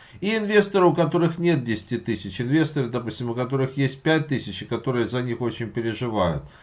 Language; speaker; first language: Russian; native; Russian